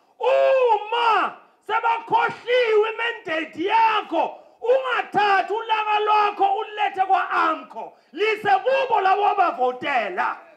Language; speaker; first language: Zulu; non-native, local second language; Xhosa